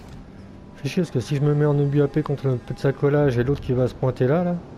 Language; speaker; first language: French; native; French